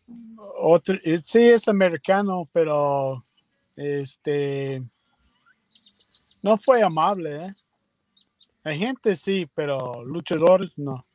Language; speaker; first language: Spanish; non-native, learner; English